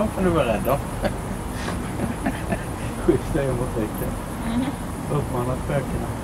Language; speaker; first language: Swedish; native; Swedish